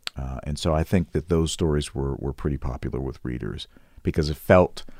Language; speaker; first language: English; native; English